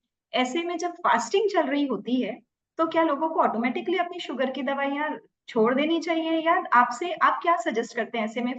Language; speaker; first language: Hindi; native; Hindi